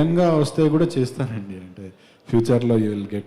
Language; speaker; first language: Telugu; native; Telugu